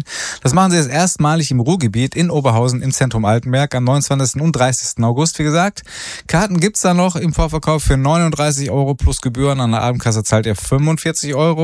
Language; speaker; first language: German; native; German